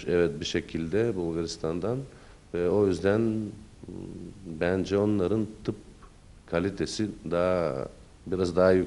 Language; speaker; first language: Turkish; early bilingual, heritage; Turkish